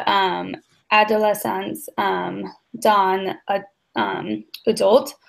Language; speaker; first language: French; non-native, learner; English